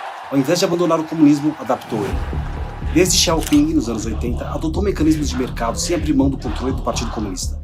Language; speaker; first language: Portuguese; native; Portuguese